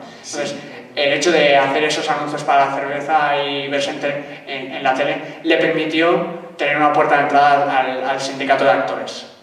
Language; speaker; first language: Spanish; native; Spanish